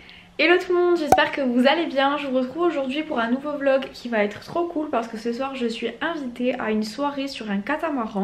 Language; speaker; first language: French; native; French